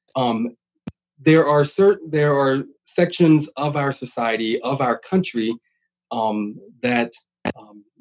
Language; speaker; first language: English; native; English